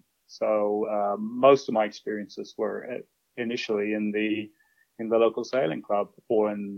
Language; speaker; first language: English; native; English